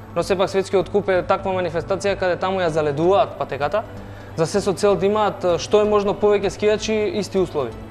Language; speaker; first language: Macedonian; native; Macedonian